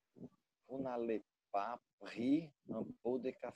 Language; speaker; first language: French; non-native, learner; Portuguese